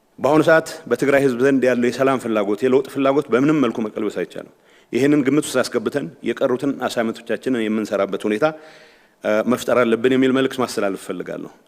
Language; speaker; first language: Amharic; non-native, local second language; Tigrinya